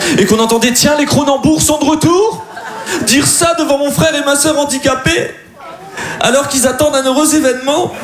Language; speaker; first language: French; native; French